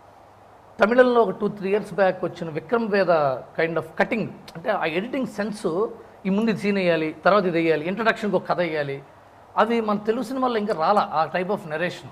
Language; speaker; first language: Telugu; native; Telugu